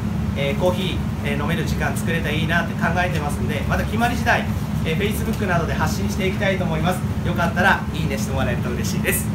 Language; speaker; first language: Japanese; native; Japanese